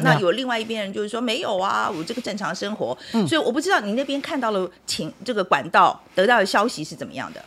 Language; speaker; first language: Chinese; native; Chinese